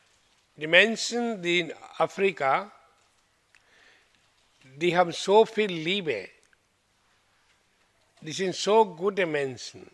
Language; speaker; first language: German; non-native, learner; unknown